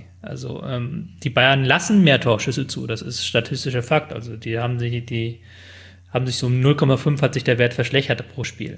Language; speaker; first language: German; native; German